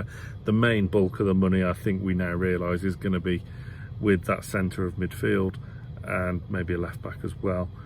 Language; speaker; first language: English; native; English